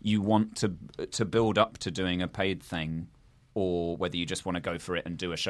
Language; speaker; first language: English; native; English